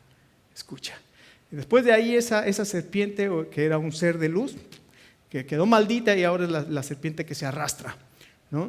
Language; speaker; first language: Spanish; native; Spanish